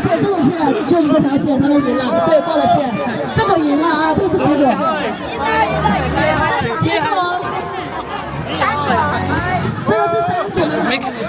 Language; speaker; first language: Chinese; native; Chinese